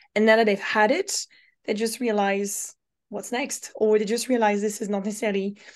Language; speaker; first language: English; non-native, fluent; French